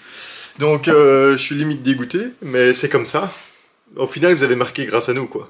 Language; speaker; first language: French; native; French